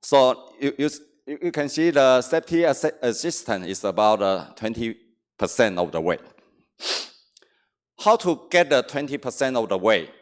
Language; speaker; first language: English; non-native, learner; Chinese